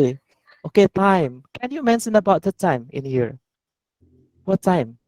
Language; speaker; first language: English; non-native, learner; Indonesian